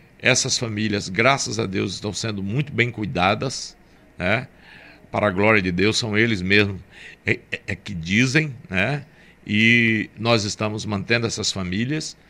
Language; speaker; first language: Portuguese; native; Portuguese